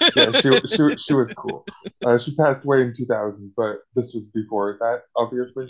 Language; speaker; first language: English; native; English